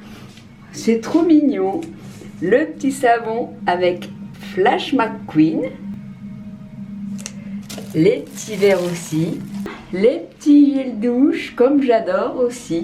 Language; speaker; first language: French; native; French